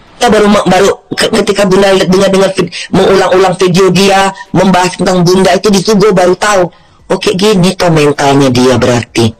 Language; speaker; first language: Indonesian; native; Indonesian